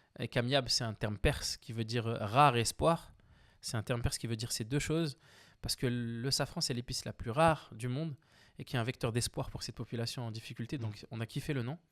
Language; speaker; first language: French; early bilingual, other home language; Arabic